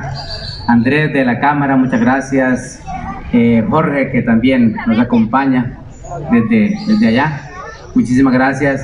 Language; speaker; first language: Spanish; native; Spanish